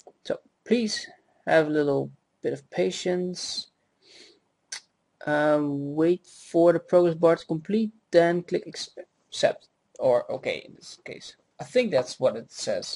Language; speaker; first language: English; native; English